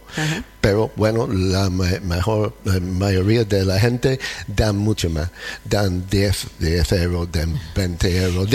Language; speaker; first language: Spanish; non-native, fluent; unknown